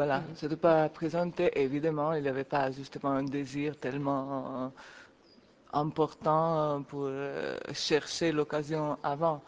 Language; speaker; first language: French; non-native, fluent; Italian